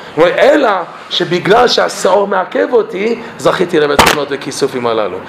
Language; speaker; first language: Hebrew; non-native, fluent; English